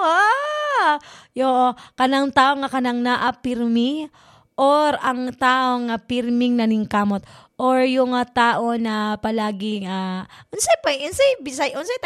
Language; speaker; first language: Filipino; non-native, local second language; Cebuano